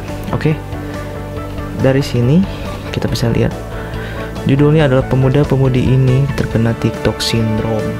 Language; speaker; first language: Indonesian; native; Indonesian